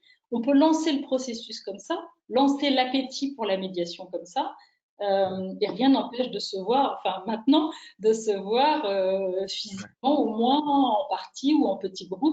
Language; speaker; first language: French; native; French